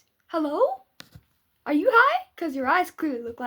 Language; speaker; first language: English; native; English